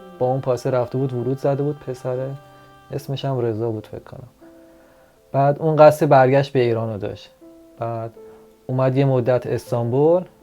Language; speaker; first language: Persian; non-native, local second language; Azerbaijani